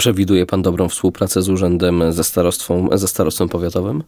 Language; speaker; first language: Polish; native; Polish